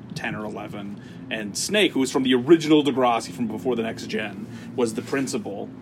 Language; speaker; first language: English; native; English